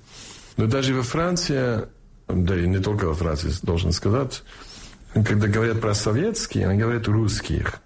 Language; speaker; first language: Russian; non-native, fluent; English